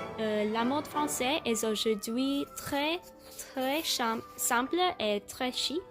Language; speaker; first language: French; non-native, learner; English